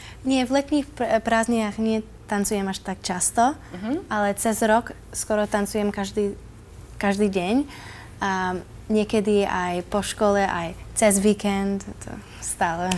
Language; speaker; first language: Slovak; early bilingual, heritage; Slovak